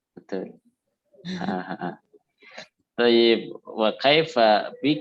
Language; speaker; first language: Arabic; non-native, fluent; Indonesian